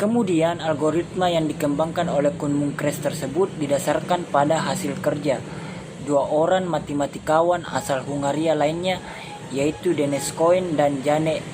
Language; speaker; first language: Indonesian; native; Indonesian